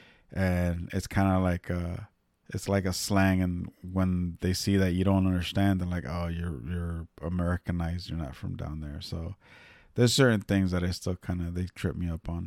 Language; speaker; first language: English; early bilingual, other home language; Spanish